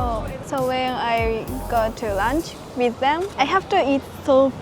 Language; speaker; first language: English; non-native, learner; Japanese